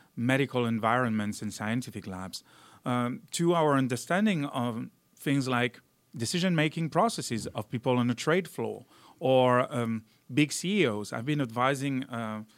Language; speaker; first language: English; non-native, fluent; French